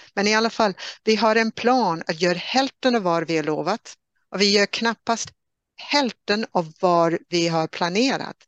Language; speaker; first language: Swedish; non-native, fluent; English